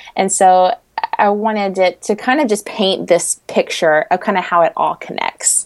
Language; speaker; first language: English; native; English